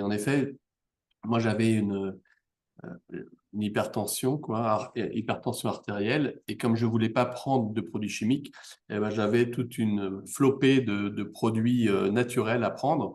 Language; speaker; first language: French; native; French